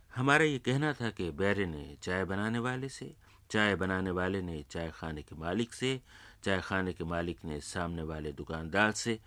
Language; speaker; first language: Urdu; native; Urdu